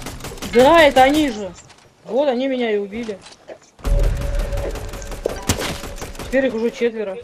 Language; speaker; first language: Russian; native; Russian